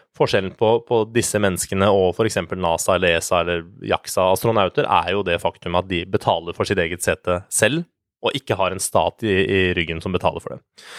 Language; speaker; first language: Norwegian; early bilingual, other home language; Persian